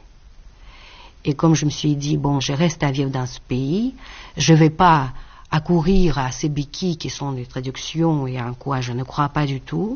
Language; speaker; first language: French; non-native, fluent; Russian